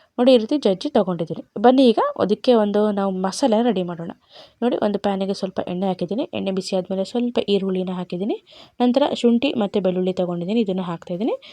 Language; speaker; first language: Kannada; non-native, local second language; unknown